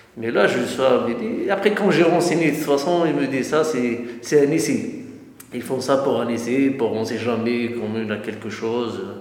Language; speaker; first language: French; non-native, learner; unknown